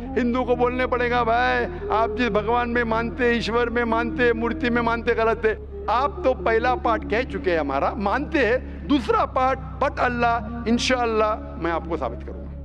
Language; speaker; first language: Hindi; non-native, local second language; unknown